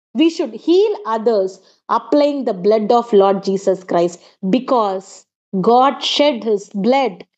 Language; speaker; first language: English; non-native, local second language; Tamil